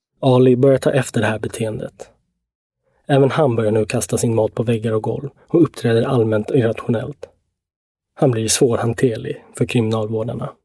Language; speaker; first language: Swedish; native; Swedish